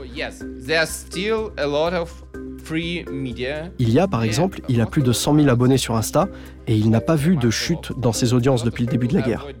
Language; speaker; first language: French; native; French